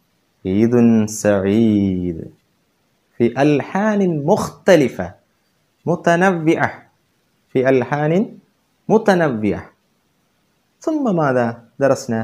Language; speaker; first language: Arabic; non-native, fluent; Malayalam